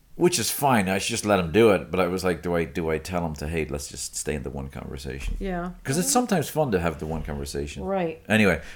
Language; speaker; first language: English; native; English